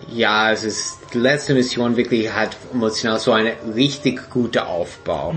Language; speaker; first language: German; non-native, fluent; English